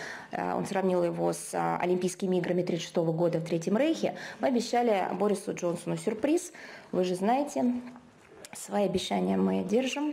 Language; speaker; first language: Russian; native; Russian